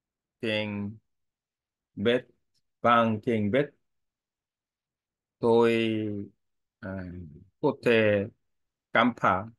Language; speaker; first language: Vietnamese; non-native, learner; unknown